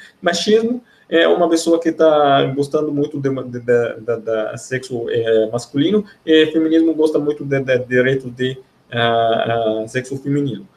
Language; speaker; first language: Portuguese; non-native, fluent; Arabic